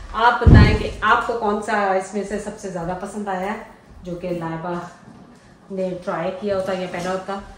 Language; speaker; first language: Urdu; native; Urdu